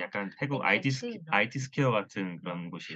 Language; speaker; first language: Korean; non-native, learner; Thai